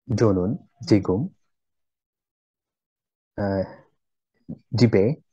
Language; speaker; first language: Korean; non-native, learner; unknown